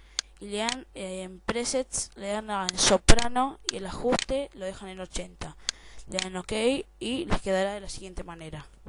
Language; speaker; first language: Spanish; native; Spanish